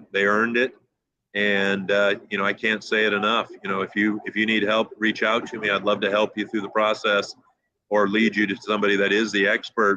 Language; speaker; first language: English; native; English